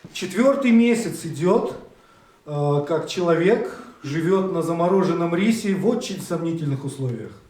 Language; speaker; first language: Russian; native; Russian